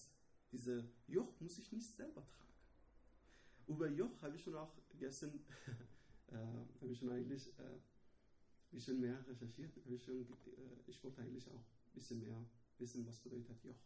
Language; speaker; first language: German; non-native, learner; Persian